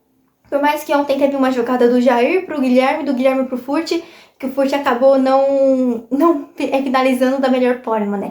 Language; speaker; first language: Portuguese; native; Portuguese